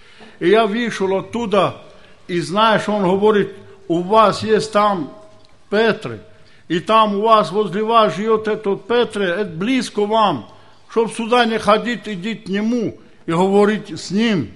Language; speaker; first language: Ukrainian; non-native, local second language; Romany